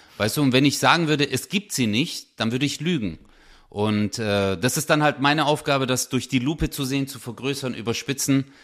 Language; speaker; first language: German; early bilingual, other home language; Turkish